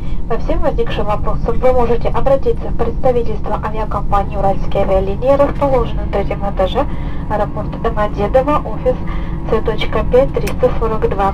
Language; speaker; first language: Russian; native; Russian